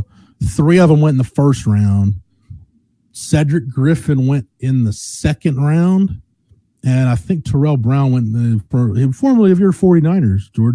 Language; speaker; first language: English; native; English